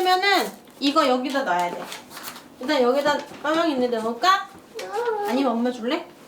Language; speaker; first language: Korean; native; Korean